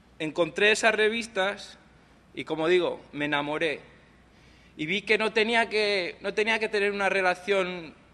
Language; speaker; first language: Spanish; non-native, local second language; English